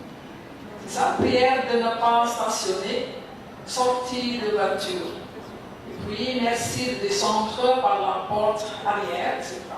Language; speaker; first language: French; non-native, fluent; Indonesian